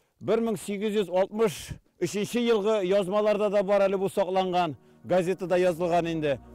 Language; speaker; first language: Tatar; native; Tatar